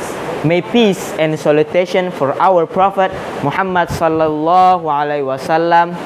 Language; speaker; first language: English; non-native, learner; Indonesian